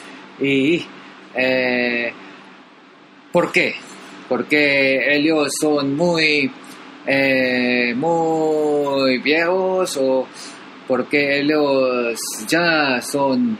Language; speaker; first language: Spanish; non-native, learner; Filipino